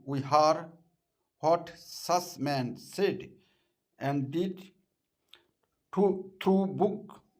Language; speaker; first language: English; non-native, local second language; Bangla